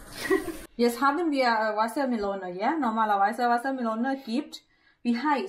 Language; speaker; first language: German; non-native, learner; Thai